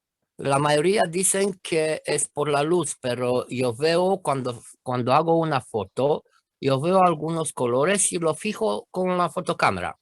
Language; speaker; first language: Spanish; non-native, fluent; Romanian